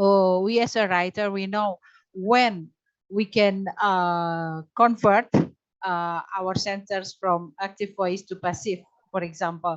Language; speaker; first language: English; non-native, fluent; Indonesian